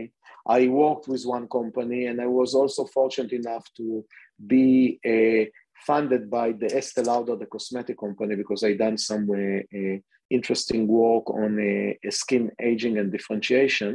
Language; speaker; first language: English; non-native, fluent; Hebrew